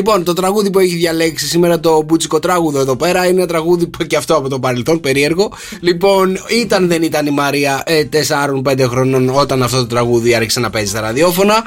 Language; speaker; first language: Greek; native; Greek